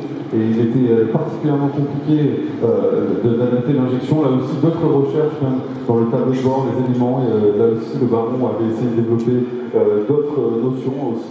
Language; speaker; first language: French; native; French